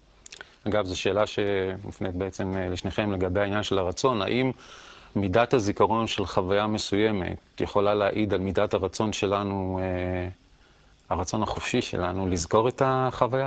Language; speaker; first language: Hebrew; native; Hebrew